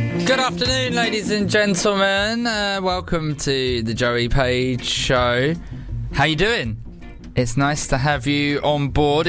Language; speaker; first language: English; native; English